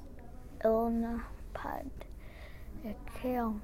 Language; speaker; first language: French; non-native, learner; English